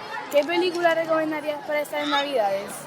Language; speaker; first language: Spanish; native; Spanish